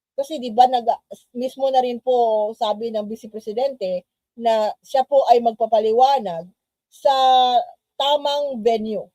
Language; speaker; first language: Filipino; non-native, local second language; Cebuano